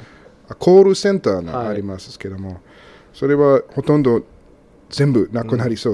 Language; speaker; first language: Japanese; non-native, learner; English